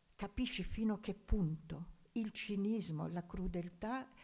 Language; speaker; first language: Italian; non-native, fluent; German